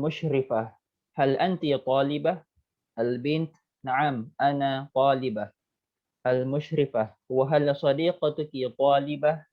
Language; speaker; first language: Arabic; non-native, learner; Indonesian